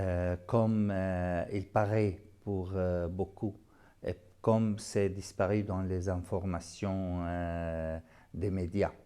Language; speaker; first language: French; non-native, fluent; Arabic